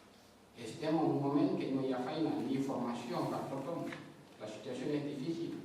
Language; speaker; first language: Catalan; non-native, fluent; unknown